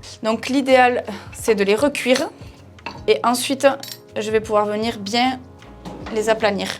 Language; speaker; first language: French; native; French